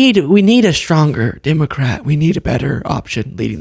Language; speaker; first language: English; native; English